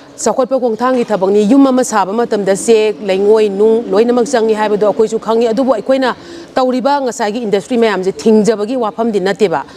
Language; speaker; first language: Manipuri; native; Manipuri